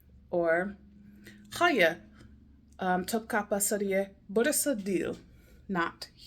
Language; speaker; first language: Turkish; non-native, learner; English